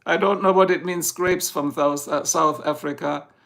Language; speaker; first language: English; non-native, fluent; German